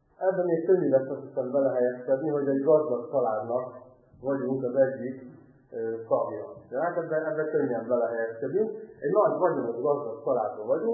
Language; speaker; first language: Hungarian; native; Hungarian